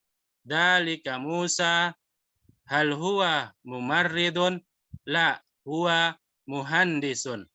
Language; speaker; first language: Arabic; non-native, fluent; Indonesian